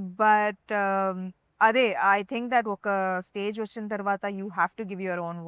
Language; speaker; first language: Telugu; non-native, local second language; Tamil